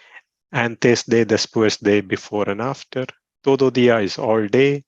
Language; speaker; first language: Spanish; non-native, learner; Malayalam